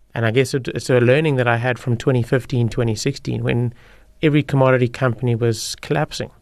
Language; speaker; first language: English; native; English